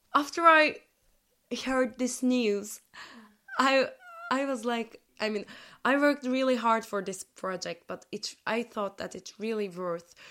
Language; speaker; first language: English; non-native, fluent; Turkish